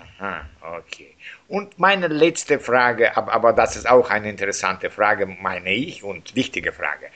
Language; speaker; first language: German; non-native, learner; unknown